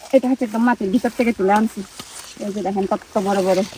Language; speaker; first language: Bangla; non-native, local second language; Chakma